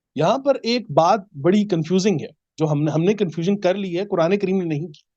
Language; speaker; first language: Urdu; native; Urdu